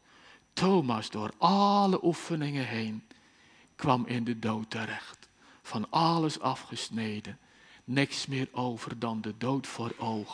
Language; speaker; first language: Dutch; native; Dutch